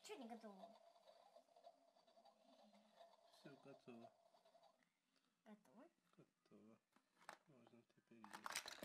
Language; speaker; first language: Russian; early bilingual, heritage; Russian